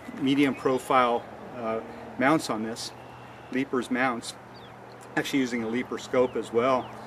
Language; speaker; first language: English; native; English